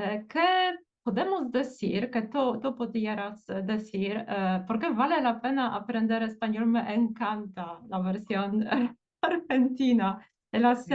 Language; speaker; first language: Spanish; non-native, fluent; Portuguese